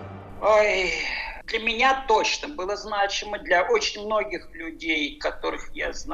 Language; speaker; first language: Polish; non-native, learner; Russian